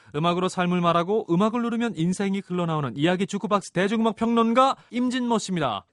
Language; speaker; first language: Korean; native; Korean